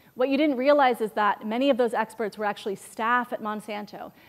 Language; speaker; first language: English; native; English